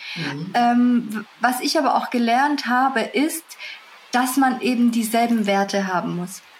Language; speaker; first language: German; early bilingual, other home language; Russian